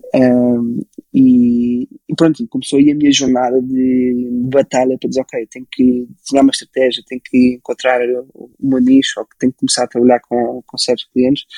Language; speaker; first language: Portuguese; early bilingual, other home language; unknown